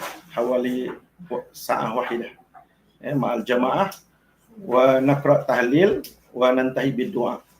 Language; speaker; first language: Arabic; non-native, fluent; Malay